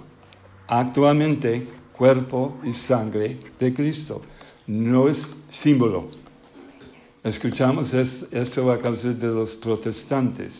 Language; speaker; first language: Spanish; non-native, fluent; English